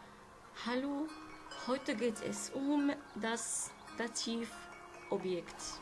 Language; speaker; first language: German; non-native, learner; Arabic